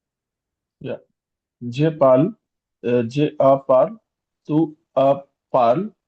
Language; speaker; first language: French; non-native, learner; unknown